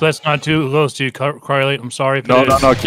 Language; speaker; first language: English; native; English